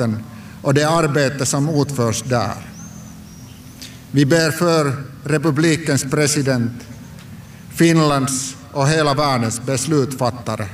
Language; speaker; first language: Swedish; non-native, local second language; Finnish